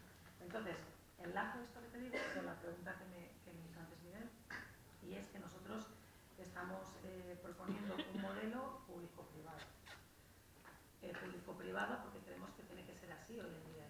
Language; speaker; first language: Spanish; native; Spanish